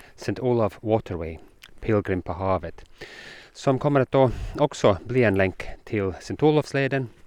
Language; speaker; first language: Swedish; non-native, fluent; English